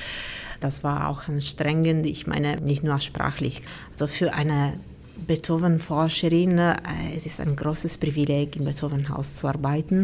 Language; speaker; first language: German; non-native, fluent; Italian